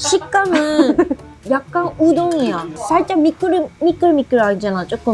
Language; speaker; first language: Korean; non-native, fluent; Japanese